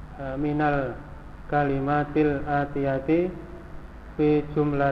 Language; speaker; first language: Arabic; non-native, learner; Indonesian